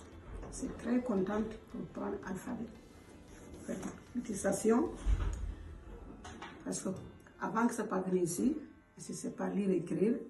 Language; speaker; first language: French; non-native, learner; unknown